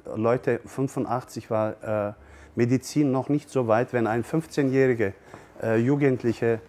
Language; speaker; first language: German; early bilingual, other home language; Turkish